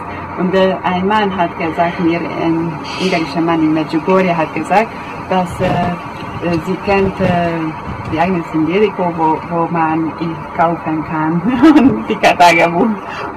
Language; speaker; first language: German; non-native, learner; Hungarian